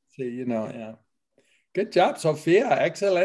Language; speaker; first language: Spanish; non-native, fluent; English